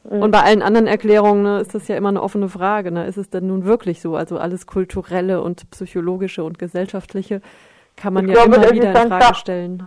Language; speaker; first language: German; native; German